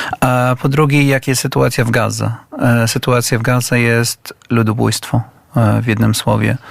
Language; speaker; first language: Polish; non-native, learner; Arabic